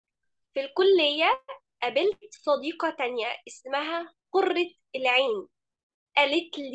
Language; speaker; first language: Arabic; non-native, fluent; Indonesian